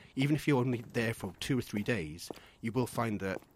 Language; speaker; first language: English; native; English